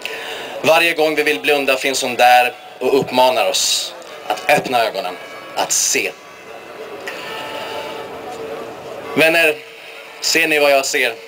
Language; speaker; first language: Swedish; early bilingual, other home language; Persian